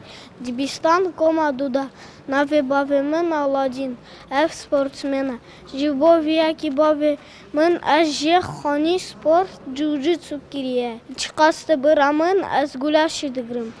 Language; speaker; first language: Kurdish; early bilingual, heritage; Kurdish